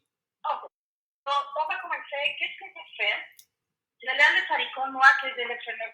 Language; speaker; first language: French; non-native, learner; Spanish